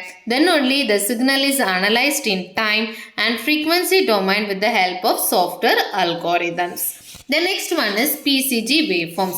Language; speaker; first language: English; non-native, local second language; Tamil